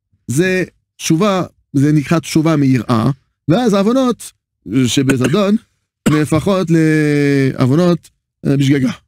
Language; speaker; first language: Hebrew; non-native, fluent; French